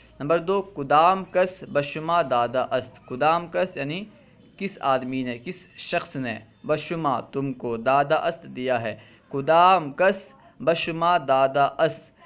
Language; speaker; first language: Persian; non-native, fluent; Urdu